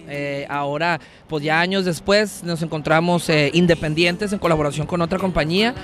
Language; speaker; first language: Spanish; native; Spanish